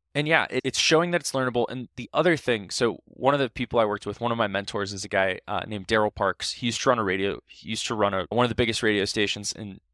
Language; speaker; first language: English; native; English